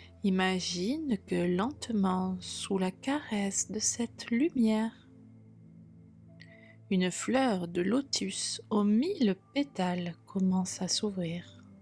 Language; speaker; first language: French; native; French